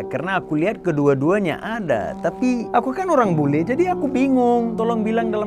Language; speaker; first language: Indonesian; non-native, fluent; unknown